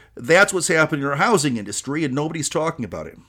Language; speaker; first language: English; native; English